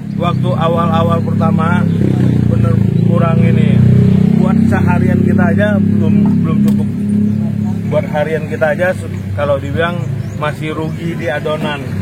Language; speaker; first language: Indonesian; native; Indonesian